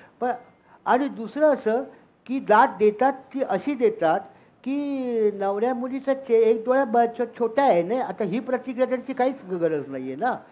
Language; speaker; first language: Marathi; native; Marathi